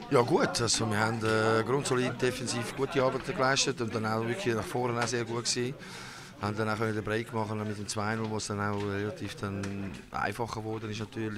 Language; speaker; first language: German; native; German